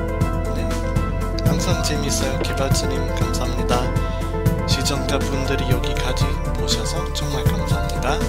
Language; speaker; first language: Korean; non-native, learner; English